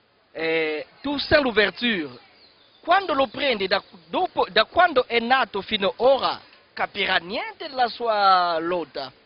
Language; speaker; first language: Italian; non-native, fluent; Kongo